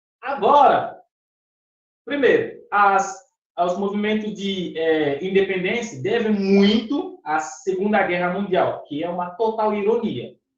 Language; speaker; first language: Portuguese; non-native, fluent; Fon